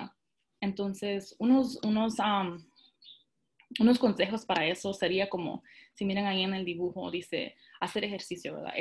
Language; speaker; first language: Spanish; early bilingual, heritage; Spanish